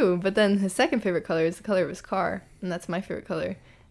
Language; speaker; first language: English; early bilingual, other home language; Spanish